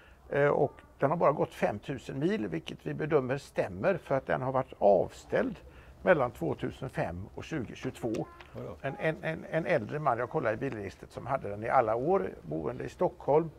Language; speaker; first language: Swedish; native; Swedish